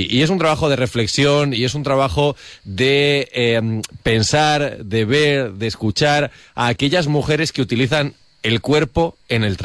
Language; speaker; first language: Spanish; native; Spanish